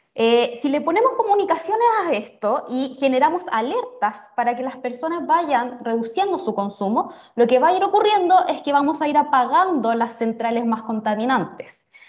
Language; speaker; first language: Spanish; native; Spanish